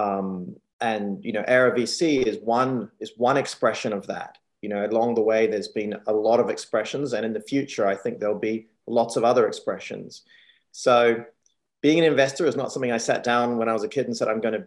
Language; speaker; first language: English; native; English